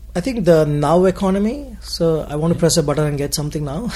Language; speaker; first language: English; non-native, local second language; Telugu